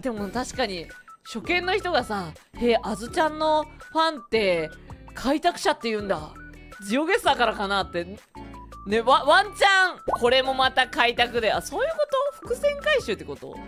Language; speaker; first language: Japanese; native; Japanese